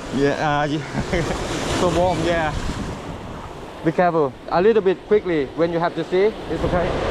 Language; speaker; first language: English; non-native, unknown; Thai